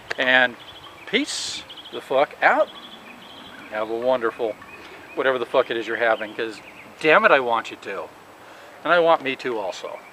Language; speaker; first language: English; native; English